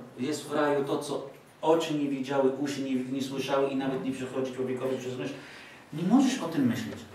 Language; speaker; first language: Polish; non-native, fluent; Arabic